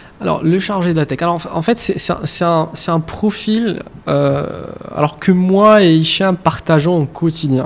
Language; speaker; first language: French; non-native, local second language; Arabic